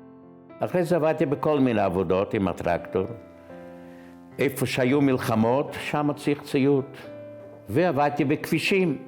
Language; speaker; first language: Hebrew; non-native, fluent; Yiddish